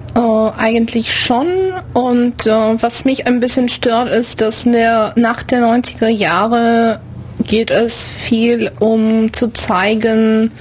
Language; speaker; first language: German; non-native, fluent; Romanian